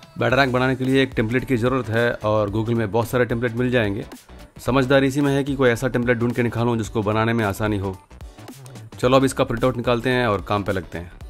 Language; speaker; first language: Hindi; non-native, local second language; Tamil